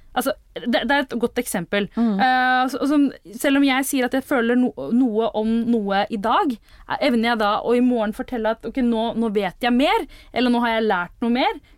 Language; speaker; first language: Norwegian; early bilingual, other home language; Tamil